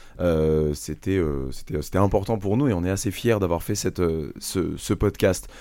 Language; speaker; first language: French; native; French